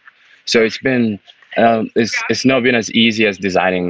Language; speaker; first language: English; non-native, local second language; Ganda